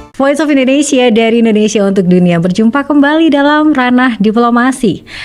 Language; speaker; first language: Indonesian; native; Indonesian